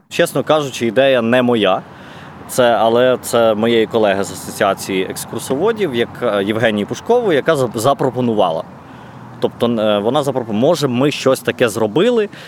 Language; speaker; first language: Ukrainian; native; Ukrainian